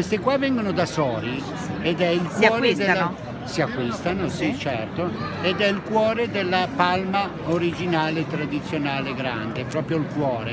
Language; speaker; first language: Italian; native; Italian